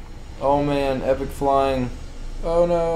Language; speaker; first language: English; native; English